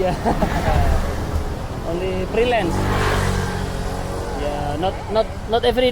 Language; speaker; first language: English; non-native, learner; Indonesian